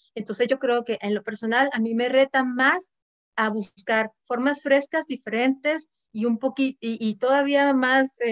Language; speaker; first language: Spanish; native; Spanish